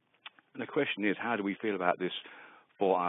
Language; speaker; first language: English; native; English